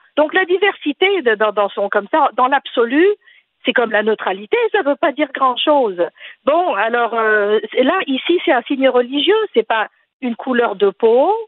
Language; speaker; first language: French; non-native, local second language; Arabic